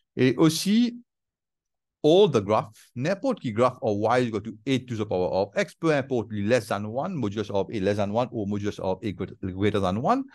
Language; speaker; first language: English; non-native, local second language; Morisyen